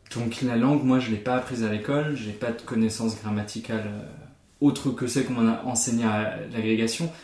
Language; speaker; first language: French; non-native, fluent; German